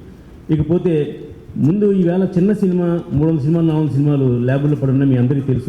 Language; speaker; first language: Telugu; native; Telugu